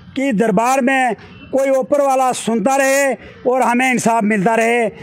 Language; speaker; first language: Hindi; native; Hindi